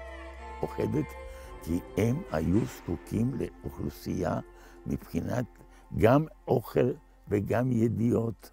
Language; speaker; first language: Hebrew; non-native, fluent; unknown